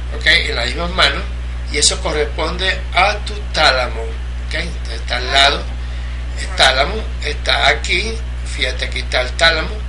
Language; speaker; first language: Spanish; native; Spanish